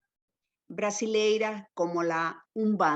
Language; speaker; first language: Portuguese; non-native, fluent; Spanish